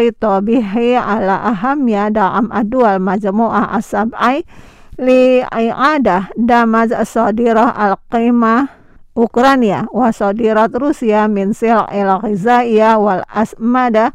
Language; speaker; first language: Arabic; non-native, learner; Indonesian